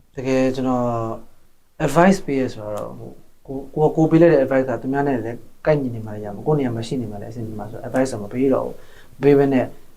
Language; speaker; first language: Burmese; native; Burmese